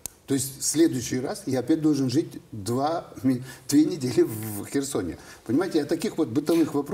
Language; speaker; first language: Russian; native; Russian